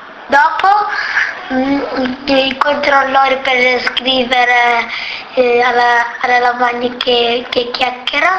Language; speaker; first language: Italian; non-native, local second language; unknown